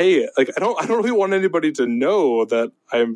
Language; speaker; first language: English; native; English